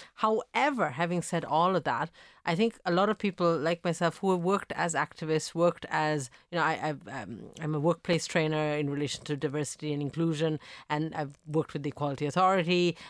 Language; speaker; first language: English; early bilingual, other home language; Italian